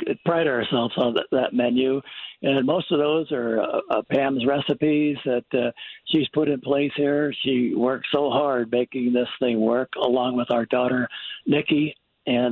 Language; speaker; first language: English; native; English